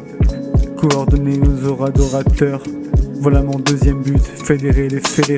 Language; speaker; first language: French; native; French